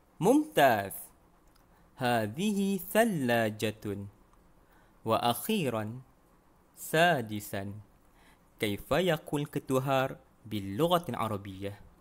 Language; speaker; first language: Arabic; non-native, fluent; Malay